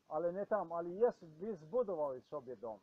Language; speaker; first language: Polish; non-native, learner; Croatian